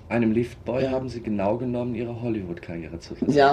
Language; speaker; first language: German; native; German